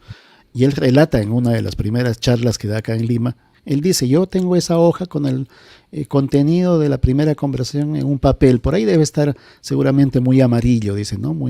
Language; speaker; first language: Spanish; native; Spanish